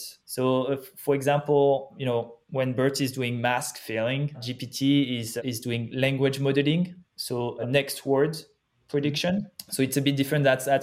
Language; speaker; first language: English; non-native, fluent; French